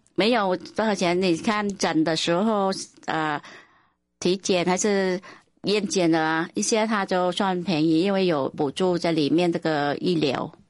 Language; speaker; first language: Chinese; non-native, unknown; Vietnamese